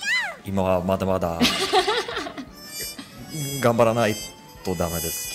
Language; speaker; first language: Japanese; non-native, learner; Swedish